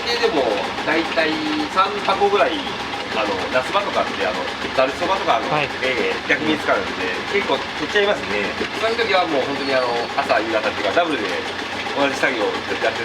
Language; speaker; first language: Japanese; native; Japanese